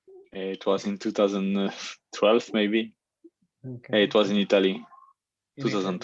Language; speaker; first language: English; non-native, learner; French